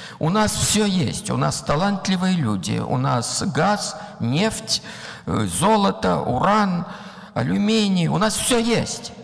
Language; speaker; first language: Russian; native; Russian